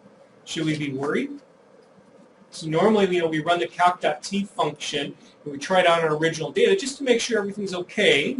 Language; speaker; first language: English; native; English